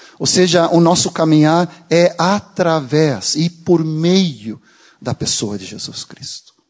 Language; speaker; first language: Portuguese; non-native, fluent; Swedish